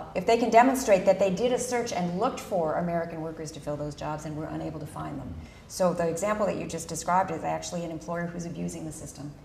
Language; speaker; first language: English; early bilingual, other home language; Spanish